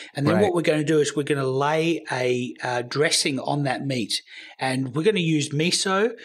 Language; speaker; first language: English; native; English